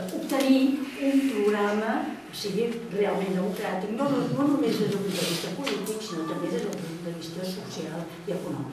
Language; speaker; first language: Catalan; native; Catalan